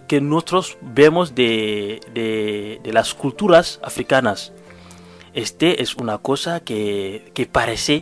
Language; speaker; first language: Spanish; non-native, learner; Wolof